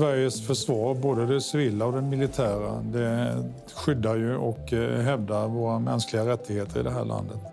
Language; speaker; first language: Swedish; native; Swedish